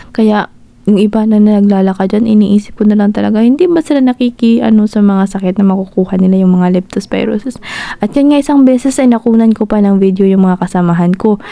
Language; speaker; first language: Filipino; non-native, local second language; Cebuano